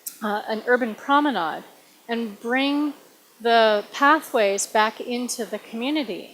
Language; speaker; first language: English; native; English